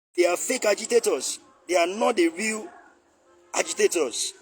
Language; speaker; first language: English; non-native, local second language; Yoruba